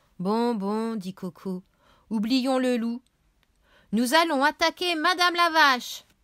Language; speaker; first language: French; native; French